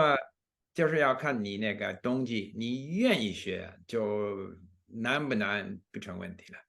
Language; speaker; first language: Chinese; non-native, fluent; English